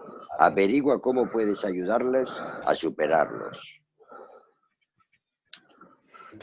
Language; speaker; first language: Spanish; native; Spanish